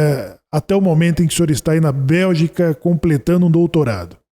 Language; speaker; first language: Portuguese; native; Portuguese